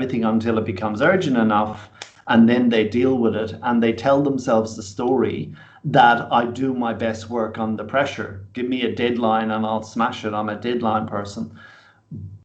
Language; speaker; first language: English; native; English